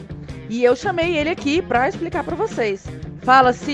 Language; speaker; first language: Portuguese; native; Portuguese